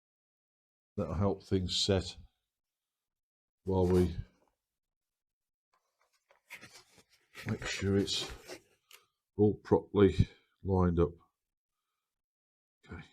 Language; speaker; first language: English; native; English